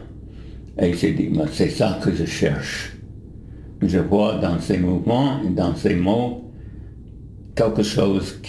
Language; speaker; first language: French; non-native, fluent; English